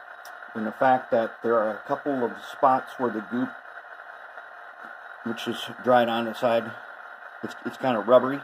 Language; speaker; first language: English; native; English